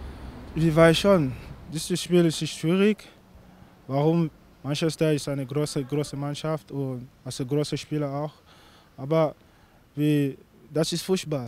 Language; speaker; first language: German; non-native, learner; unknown